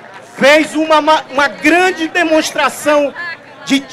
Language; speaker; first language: Portuguese; native; Portuguese